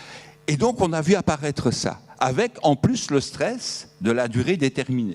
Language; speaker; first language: French; native; French